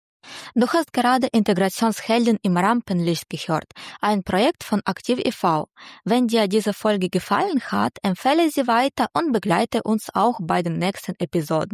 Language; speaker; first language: German; native; German